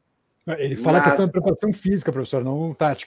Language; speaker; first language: Portuguese; native; Portuguese